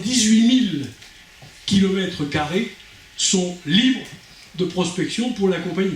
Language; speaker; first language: French; native; French